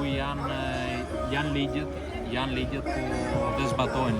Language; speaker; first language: Albanian; early bilingual, heritage; Albanian